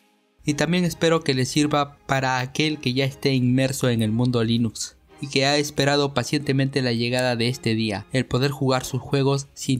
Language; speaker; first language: Spanish; native; Spanish